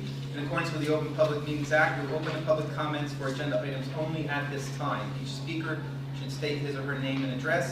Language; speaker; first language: English; native; English